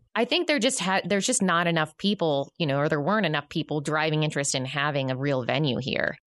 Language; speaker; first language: English; native; English